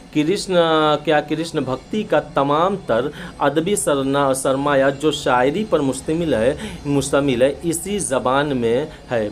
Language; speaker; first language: Hindi; native; Hindi